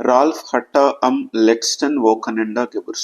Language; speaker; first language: German; non-native, fluent; Telugu